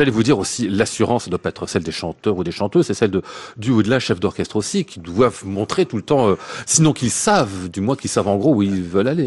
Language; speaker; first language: French; native; French